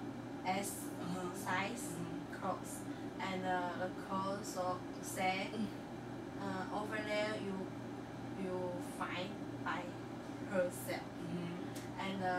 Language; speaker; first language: English; non-native, learner; Chinese